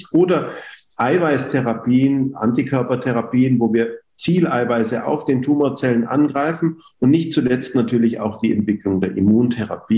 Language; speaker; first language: German; native; German